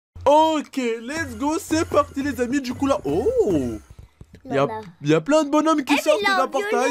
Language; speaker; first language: French; native; French